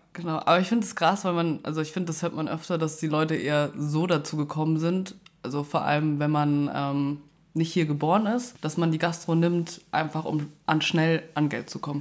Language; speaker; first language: German; native; German